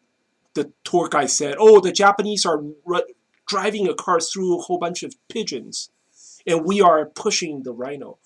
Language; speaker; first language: English; non-native, fluent; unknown